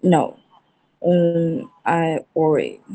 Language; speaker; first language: English; non-native, learner; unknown